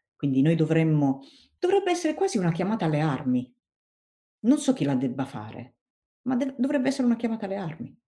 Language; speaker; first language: Italian; non-native, fluent; Tigrinya